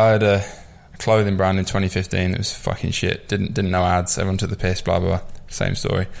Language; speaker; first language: English; native; English